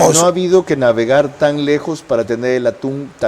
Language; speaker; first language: Spanish; native; Spanish